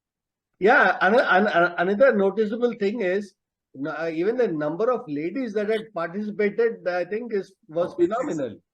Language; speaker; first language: English; non-native, local second language; Telugu